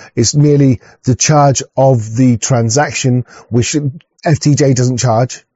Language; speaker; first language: English; native; English